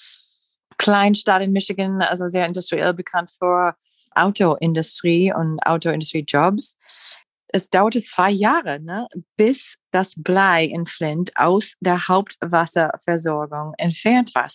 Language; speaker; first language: German; non-native, learner; English